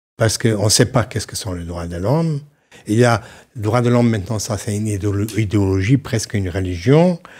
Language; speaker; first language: French; non-native, fluent; Slovenian